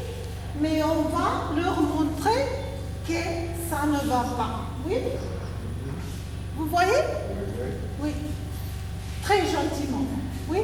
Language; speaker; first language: French; non-native, fluent; Spanish